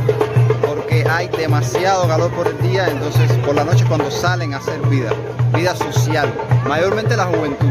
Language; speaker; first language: Spanish; native; Spanish